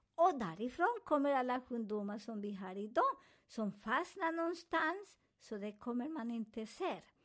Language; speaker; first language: Swedish; non-native, learner; Spanish